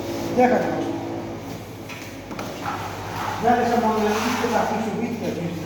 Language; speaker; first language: Russian; non-native, learner; Azerbaijani